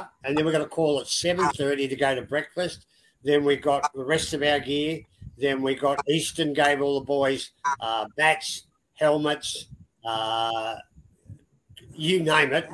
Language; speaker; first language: English; native; English